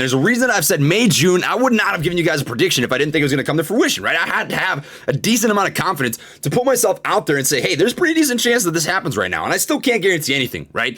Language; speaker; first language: English; native; English